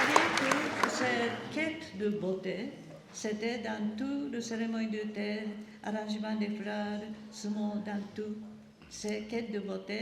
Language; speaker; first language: French; non-native, learner; Japanese